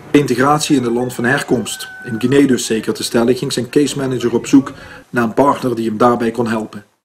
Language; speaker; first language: Dutch; native; Dutch